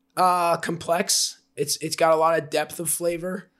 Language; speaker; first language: English; native; English